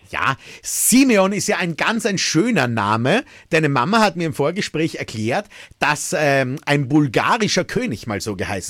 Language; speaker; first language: German; native; German